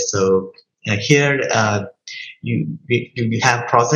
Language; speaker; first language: English; non-native, local second language; Telugu